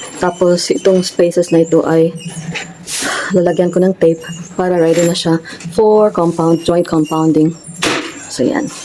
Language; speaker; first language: Filipino; native; Filipino